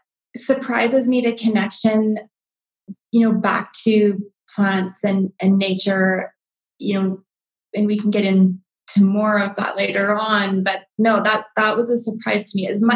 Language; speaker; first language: English; native; English